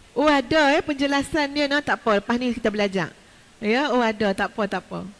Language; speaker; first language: Malay; native; Malay